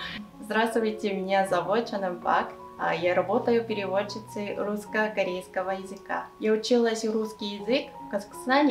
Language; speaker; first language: Russian; non-native, fluent; Korean